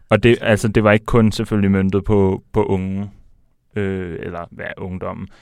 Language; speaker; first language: Danish; native; Danish